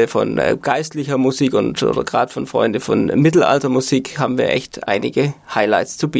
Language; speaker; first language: German; native; German